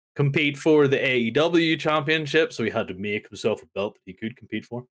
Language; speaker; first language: English; native; English